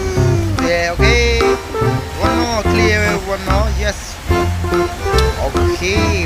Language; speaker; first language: English; non-native, learner; Indonesian